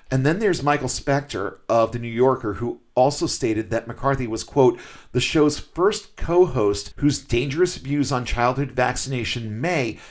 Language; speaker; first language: English; native; English